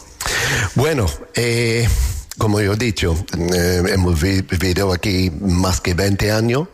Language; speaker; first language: Spanish; non-native, learner; English